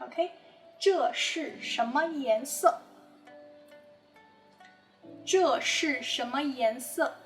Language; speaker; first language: Chinese; non-native, fluent; English